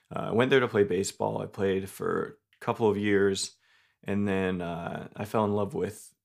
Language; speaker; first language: English; native; English